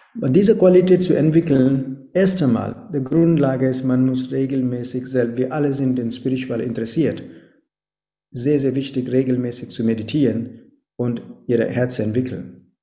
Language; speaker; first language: German; non-native, fluent; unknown